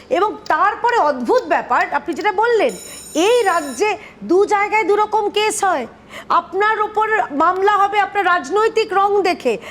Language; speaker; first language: Bangla; native; Bangla